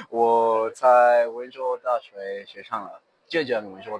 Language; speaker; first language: Chinese; non-native, learner; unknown